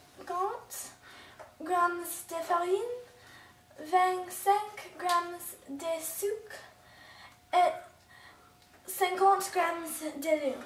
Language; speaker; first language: French; non-native, learner; English